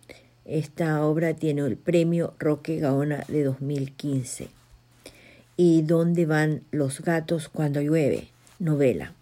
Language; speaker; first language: Spanish; native; Spanish